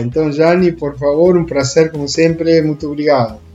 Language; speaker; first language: Portuguese; non-native, fluent; Spanish